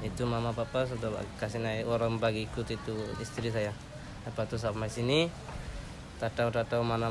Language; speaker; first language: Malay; non-native, local second language; Rohingya